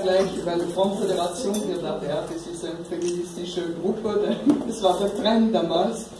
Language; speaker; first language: German; non-native, fluent; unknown